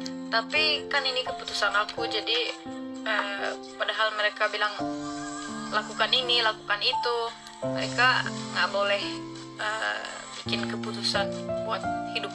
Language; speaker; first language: Indonesian; non-native, fluent; Turkish